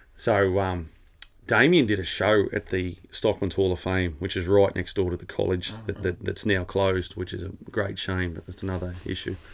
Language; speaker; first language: English; native; English